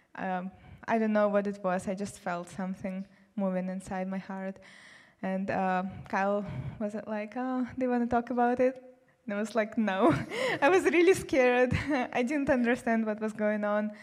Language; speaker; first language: English; non-native, fluent; Russian